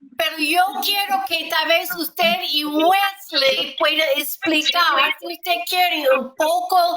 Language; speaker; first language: Spanish; non-native, learner; English